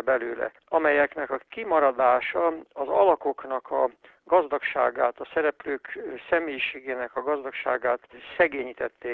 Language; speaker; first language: Hungarian; native; Hungarian